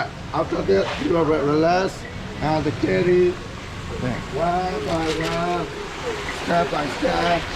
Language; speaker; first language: English; non-native, learner; Burmese